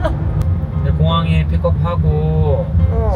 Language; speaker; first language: Korean; native; Korean